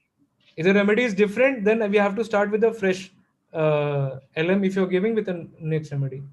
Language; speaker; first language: English; non-native, local second language; Hindi